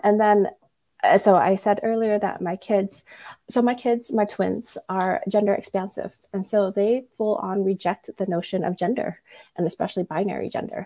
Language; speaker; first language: English; early bilingual, other home language; Vietnamese